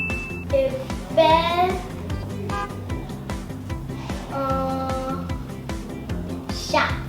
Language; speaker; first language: French; non-native, learner; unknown